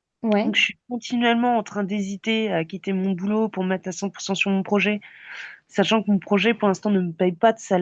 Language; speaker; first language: French; native; French